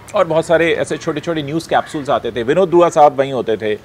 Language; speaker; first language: Hindi; native; Hindi